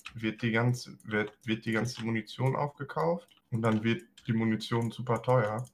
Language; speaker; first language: German; non-native, fluent; English